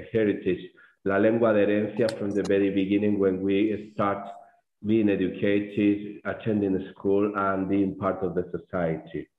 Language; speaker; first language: English; non-native, fluent; Spanish